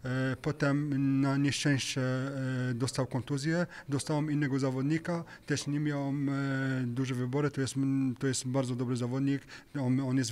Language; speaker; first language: Polish; non-native, learner; French